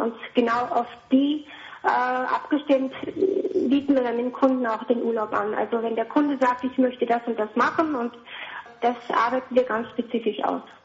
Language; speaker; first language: German; native; German